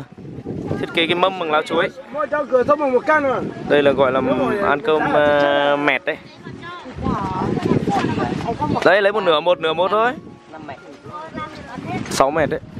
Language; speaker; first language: Vietnamese; native; Vietnamese